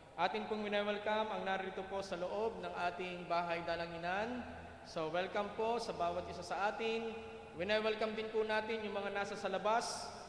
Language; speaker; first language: Filipino; native; Filipino